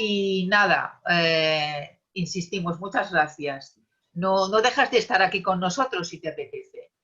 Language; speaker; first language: Spanish; native; Spanish